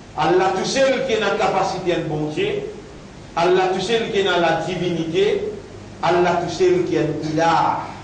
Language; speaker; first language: French; non-native, local second language; Morisyen